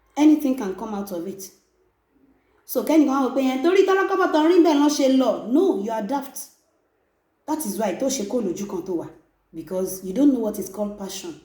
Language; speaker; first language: English; non-native, local second language; Yoruba